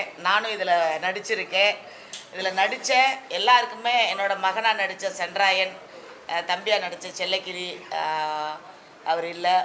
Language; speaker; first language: Tamil; native; Tamil